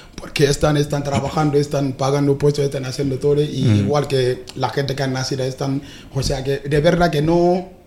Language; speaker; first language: Spanish; non-native, fluent; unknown